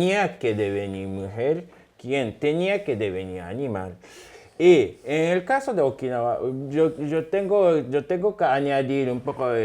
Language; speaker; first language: Spanish; non-native, fluent; Japanese